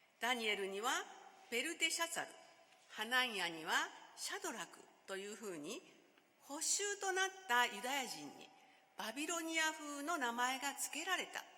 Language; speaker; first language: Japanese; native; Japanese